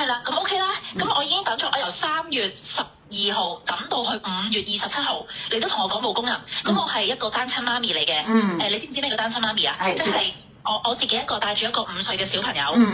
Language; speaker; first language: Cantonese; native; Cantonese